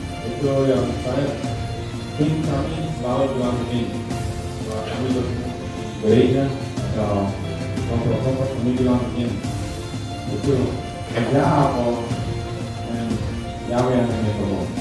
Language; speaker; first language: Indonesian; non-native, learner; English